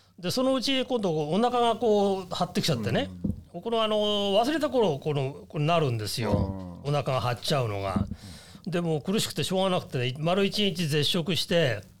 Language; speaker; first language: Japanese; native; Japanese